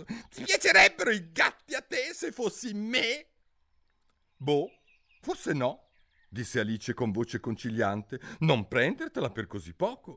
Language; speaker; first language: Italian; native; Italian